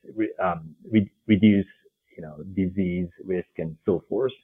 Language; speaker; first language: English; non-native, fluent; Japanese